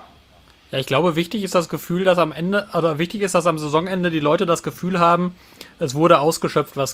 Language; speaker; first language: German; native; German